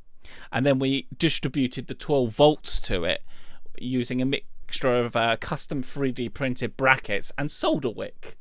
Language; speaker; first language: English; native; English